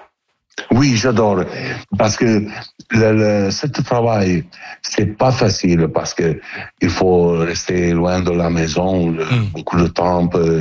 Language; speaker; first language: French; non-native, learner; Italian